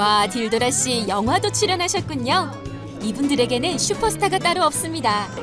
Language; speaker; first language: Korean; native; Korean